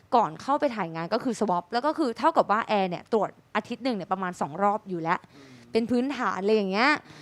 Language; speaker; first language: Thai; native; Thai